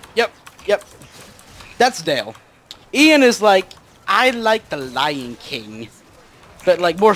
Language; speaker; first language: English; native; English